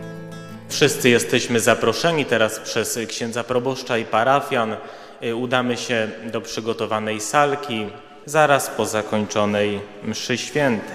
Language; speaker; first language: Polish; native; Polish